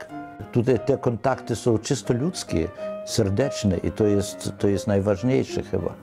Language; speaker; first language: Polish; non-native, fluent; Ukrainian